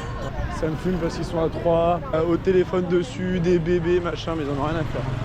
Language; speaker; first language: French; native; French